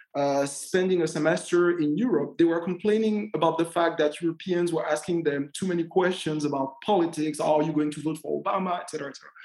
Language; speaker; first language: English; non-native, fluent; French